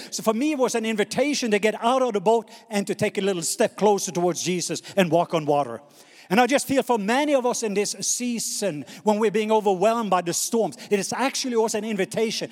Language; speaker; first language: English; non-native, fluent; Norwegian